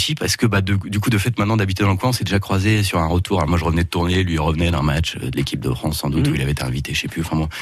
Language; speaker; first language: French; native; French